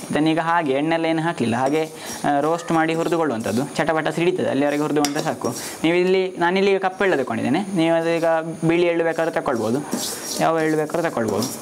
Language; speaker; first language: Kannada; native; Kannada